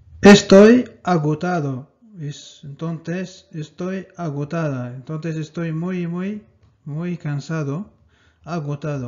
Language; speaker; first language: Spanish; non-native, fluent; Arabic